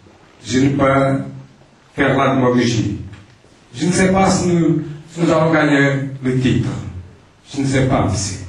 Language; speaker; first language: French; non-native, fluent; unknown